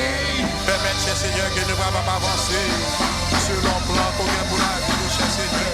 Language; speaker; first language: French; non-native, local second language; Haitian Creole